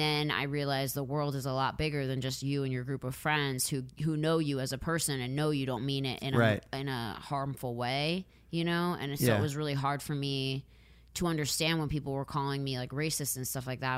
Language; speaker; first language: English; native; English